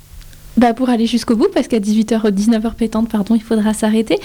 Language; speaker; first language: French; native; French